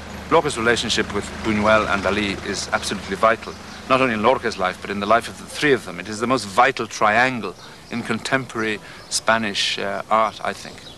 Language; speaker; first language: English; native; English